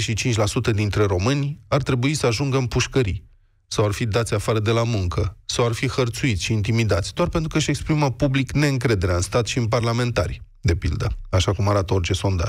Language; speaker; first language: Romanian; native; Romanian